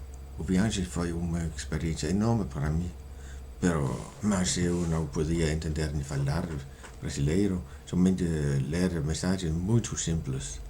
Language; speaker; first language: Portuguese; non-native, learner; Danish